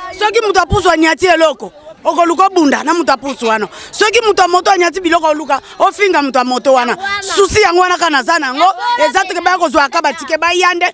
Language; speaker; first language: Lingala; non-native, local second language; Kongo